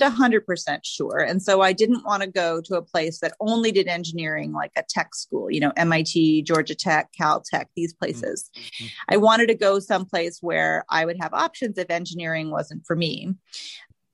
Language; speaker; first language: English; native; English